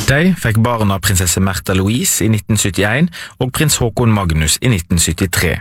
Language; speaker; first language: Norwegian; native; Norwegian